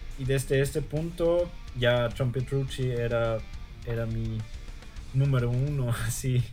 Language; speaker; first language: Spanish; early bilingual, heritage; German